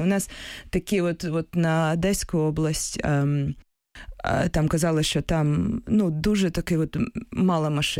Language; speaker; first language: Ukrainian; non-native, local second language; Russian